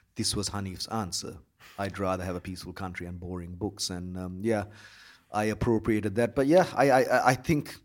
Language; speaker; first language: English; non-native, local second language; Sinhala